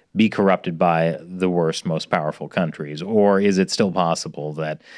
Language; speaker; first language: English; native; English